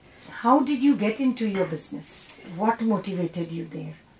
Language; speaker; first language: English; non-native, local second language; Punjabi